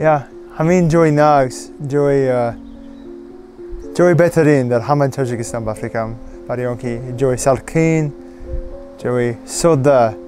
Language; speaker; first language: Persian; non-native, learner; English